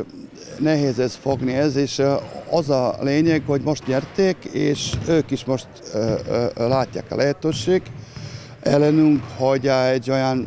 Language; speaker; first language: Hungarian; non-native, learner; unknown